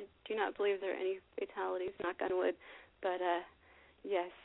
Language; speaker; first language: English; native; English